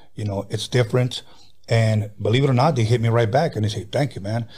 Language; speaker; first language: English; early bilingual, other home language; Spanish